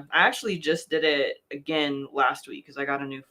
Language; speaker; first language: English; native; English